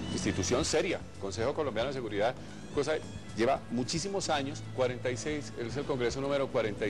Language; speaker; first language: Spanish; native; Spanish